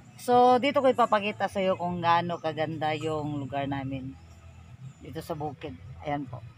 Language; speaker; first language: Filipino; non-native, local second language; Cebuano